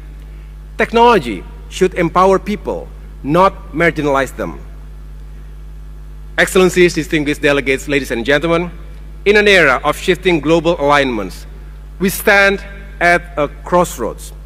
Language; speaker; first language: English; non-native, fluent; Indonesian